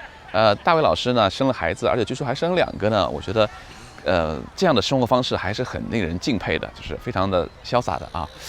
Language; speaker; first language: Chinese; native; Chinese